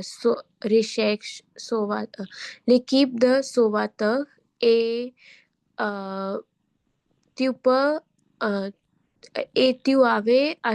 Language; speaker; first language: French; non-native, learner; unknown